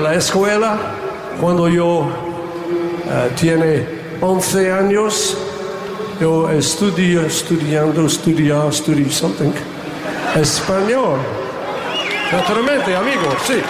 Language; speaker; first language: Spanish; non-native, learner; English